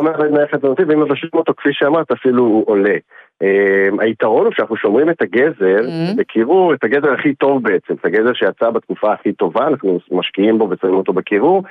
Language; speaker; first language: Hebrew; native; Hebrew